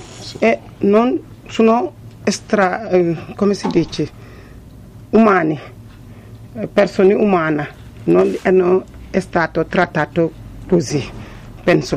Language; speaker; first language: Italian; non-native, learner; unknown